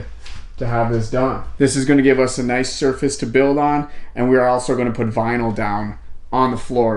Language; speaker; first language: English; native; English